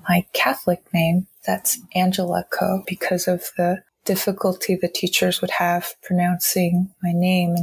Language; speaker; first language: English; native; English